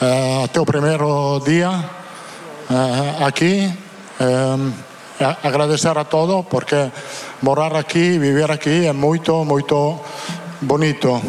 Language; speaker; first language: Portuguese; non-native, fluent; Italian